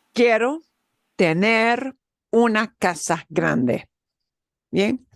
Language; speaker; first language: Spanish; non-native, fluent; English